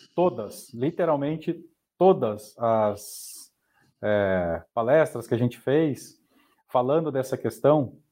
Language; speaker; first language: Portuguese; native; Portuguese